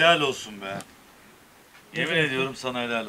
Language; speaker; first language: Turkish; native; Turkish